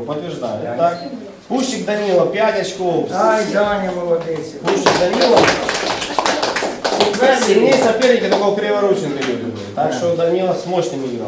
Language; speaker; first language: Russian; non-native, local second language; Ukrainian